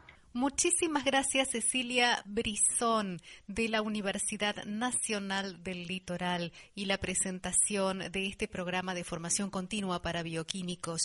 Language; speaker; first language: Spanish; native; Spanish